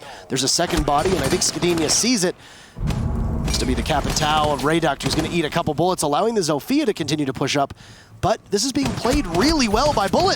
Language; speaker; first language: English; native; English